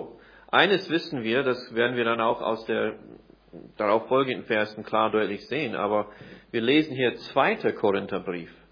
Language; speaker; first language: German; non-native, fluent; English